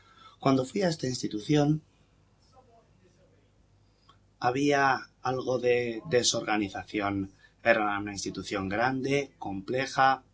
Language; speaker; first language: Spanish; non-native, fluent; English